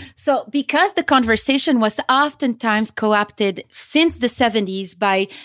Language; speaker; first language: English; early bilingual, other home language; Arabic